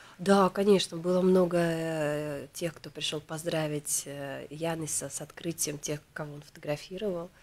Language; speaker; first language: Russian; native; Russian